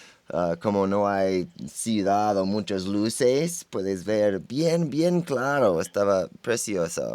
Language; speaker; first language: Spanish; non-native, learner; English